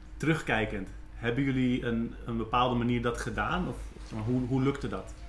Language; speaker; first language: Dutch; native; Dutch